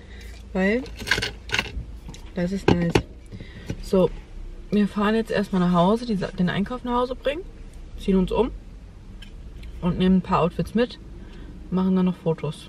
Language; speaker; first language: German; native; German